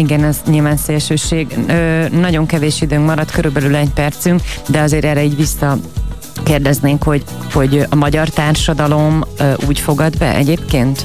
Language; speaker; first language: Hungarian; native; Hungarian